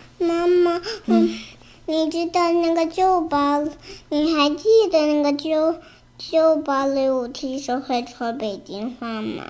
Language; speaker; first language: Chinese; early bilingual, heritage; Chinese